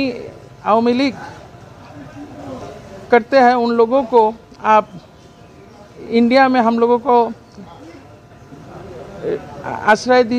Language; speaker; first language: Hindi; non-native, fluent; Bangla